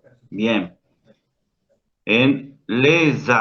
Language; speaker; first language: French; non-native, fluent; Spanish